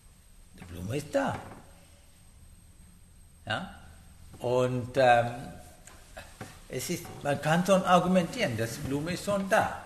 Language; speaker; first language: German; non-native, learner; Sinhala